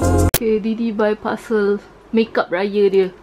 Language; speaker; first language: English; non-native, local second language; Malay